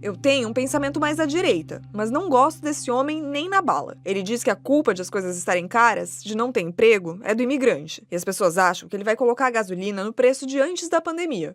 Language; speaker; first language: Portuguese; native; Portuguese